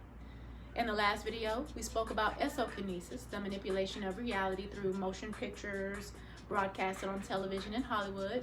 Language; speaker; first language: English; native; English